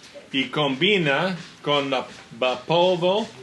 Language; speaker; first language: Spanish; non-native, learner; English